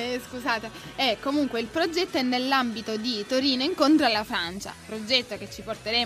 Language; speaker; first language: Italian; native; Italian